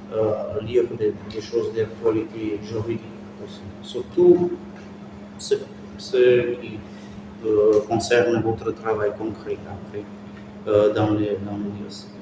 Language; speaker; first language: French; non-native, fluent; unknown